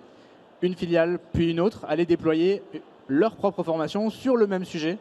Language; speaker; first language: French; native; French